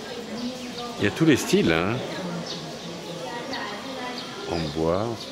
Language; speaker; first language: French; native; French